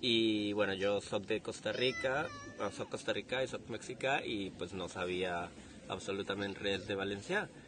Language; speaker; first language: Catalan; non-native, fluent; Spanish